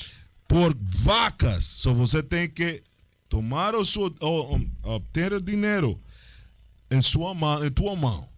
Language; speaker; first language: Portuguese; non-native, learner; Spanish